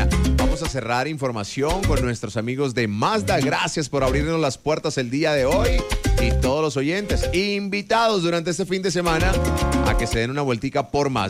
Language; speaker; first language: Spanish; native; Spanish